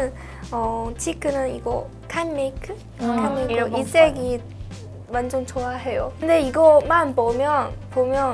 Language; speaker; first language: Korean; non-native, learner; Chinese